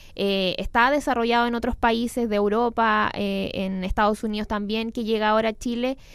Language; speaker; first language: Spanish; native; Spanish